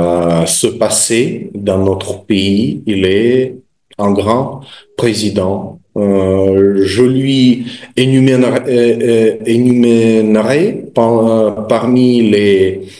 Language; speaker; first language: French; non-native, fluent; Russian